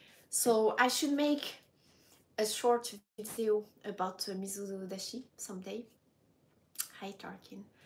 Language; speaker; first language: English; non-native, fluent; French